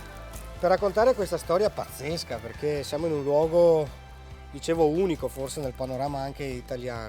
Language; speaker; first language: Italian; native; Italian